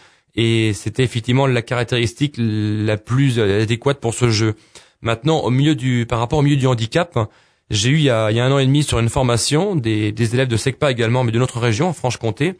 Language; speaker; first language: French; native; French